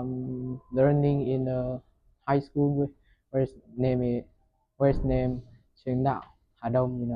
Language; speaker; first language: English; non-native, learner; Vietnamese